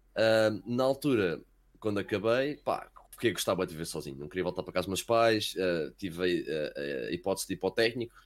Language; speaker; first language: Portuguese; early bilingual, heritage; Portuguese